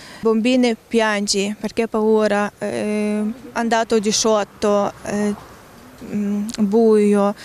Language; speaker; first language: Italian; non-native, learner; Ukrainian